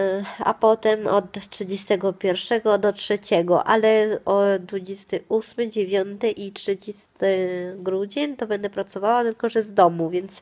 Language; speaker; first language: Polish; non-native, fluent; Italian